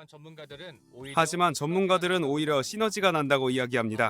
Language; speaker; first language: Korean; native; Korean